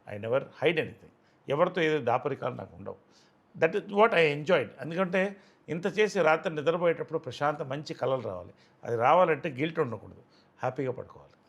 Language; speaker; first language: Telugu; native; Telugu